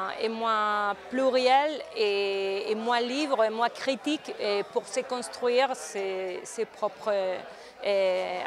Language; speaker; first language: French; non-native, fluent; Spanish